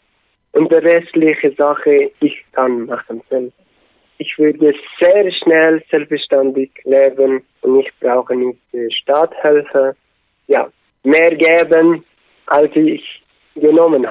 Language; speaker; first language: German; non-native, learner; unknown